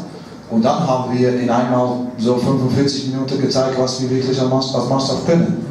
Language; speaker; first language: German; non-native, fluent; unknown